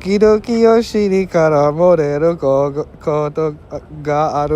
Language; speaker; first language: Japanese; non-native, learner; English